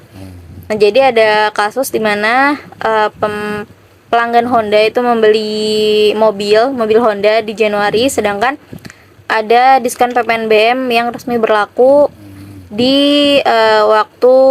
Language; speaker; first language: Indonesian; native; Indonesian